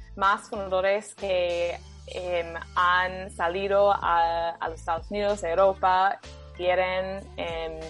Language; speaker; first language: Spanish; non-native, fluent; English